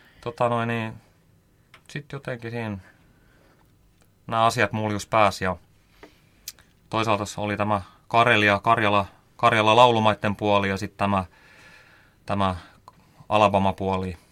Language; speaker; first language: Finnish; native; Finnish